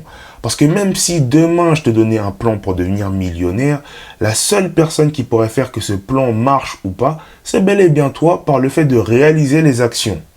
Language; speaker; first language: French; native; French